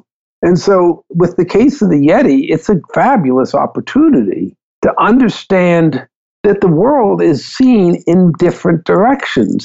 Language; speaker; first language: English; native; English